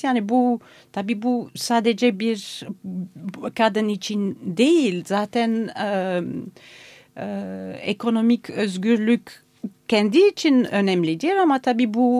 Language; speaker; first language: Turkish; non-native, fluent; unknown